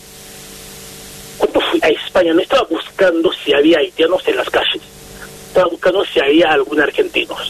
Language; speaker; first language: Spanish; non-native, fluent; Haitian Creole